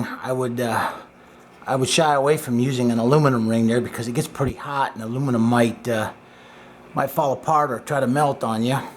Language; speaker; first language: English; native; English